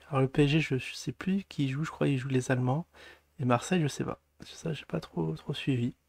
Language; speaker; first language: French; native; French